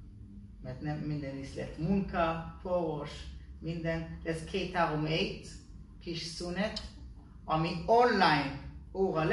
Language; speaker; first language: Hungarian; non-native, learner; Hebrew